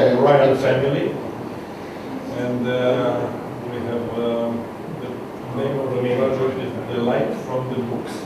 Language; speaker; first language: English; non-native, learner; Romanian